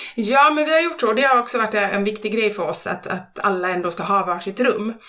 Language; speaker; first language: Swedish; native; Swedish